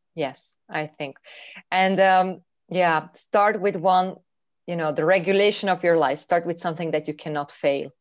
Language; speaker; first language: English; non-native, fluent; Hungarian